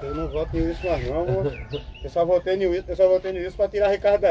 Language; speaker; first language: Portuguese; native; Portuguese